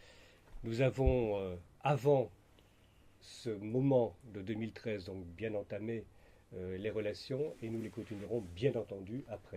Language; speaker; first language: French; native; French